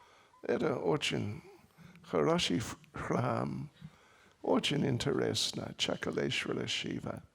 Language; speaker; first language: Russian; non-native, learner; English